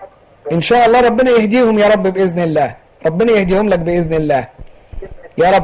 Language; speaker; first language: Arabic; native; Arabic